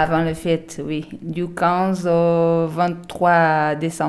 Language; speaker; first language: French; non-native, learner; Portuguese